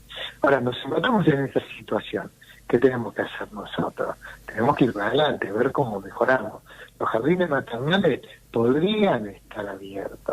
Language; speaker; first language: Spanish; native; Spanish